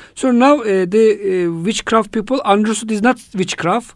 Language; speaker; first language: English; non-native, fluent; Turkish